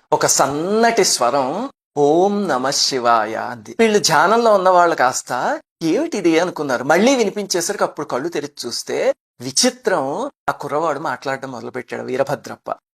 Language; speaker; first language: Telugu; native; Telugu